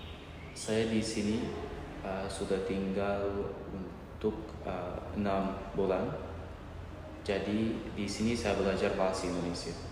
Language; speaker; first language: Indonesian; non-native, learner; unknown